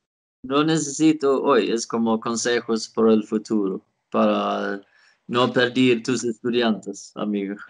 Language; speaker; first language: Spanish; non-native, learner; Swedish